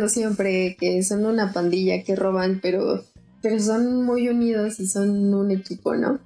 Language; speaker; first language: Spanish; native; Spanish